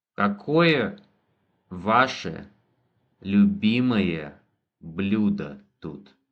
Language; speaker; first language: Russian; non-native, fluent; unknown